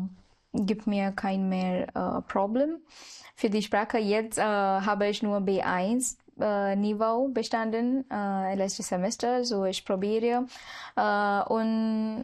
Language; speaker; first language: German; non-native, learner; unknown